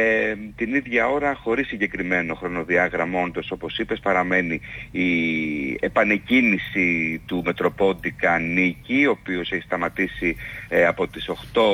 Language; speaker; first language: Greek; native; Greek